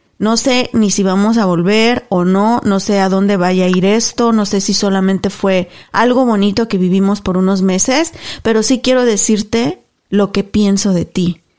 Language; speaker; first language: Spanish; native; Spanish